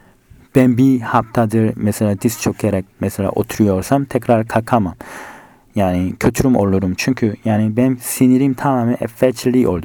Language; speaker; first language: Turkish; non-native, fluent; Korean